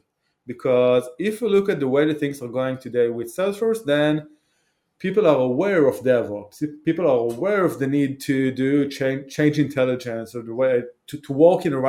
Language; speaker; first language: English; non-native, fluent; Hebrew